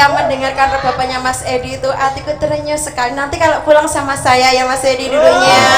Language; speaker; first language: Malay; non-native, local second language; Javanese